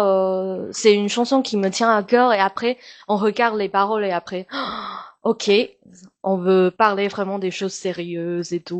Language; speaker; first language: French; non-native, fluent; Min Nan Chinese